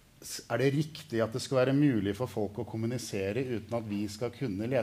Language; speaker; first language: Norwegian; native; Norwegian